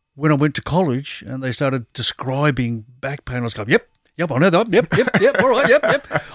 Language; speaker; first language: English; native; English